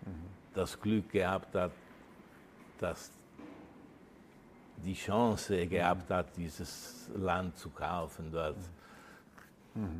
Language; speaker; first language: German; early bilingual, heritage; Italian